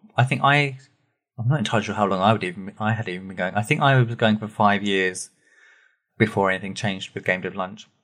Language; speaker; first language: English; native; English